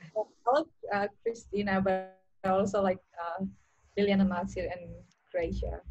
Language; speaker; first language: English; non-native, learner; Indonesian